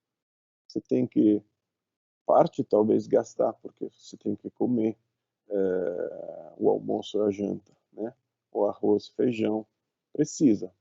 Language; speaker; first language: Portuguese; non-native, fluent; Italian